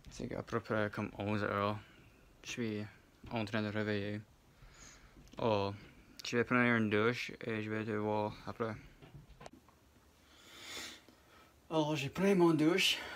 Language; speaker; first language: French; non-native, learner; English